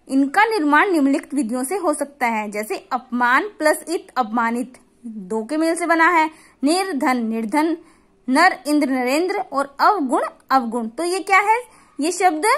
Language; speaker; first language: Hindi; native; Hindi